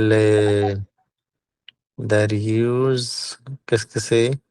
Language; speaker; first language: French; non-native, learner; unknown